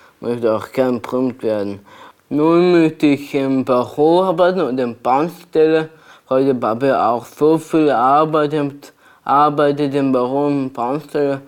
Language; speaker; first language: German; non-native, learner; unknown